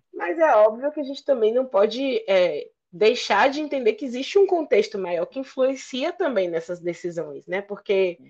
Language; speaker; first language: Portuguese; native; Portuguese